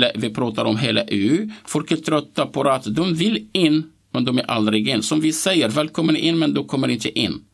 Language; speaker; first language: Swedish; non-native, fluent; Arabic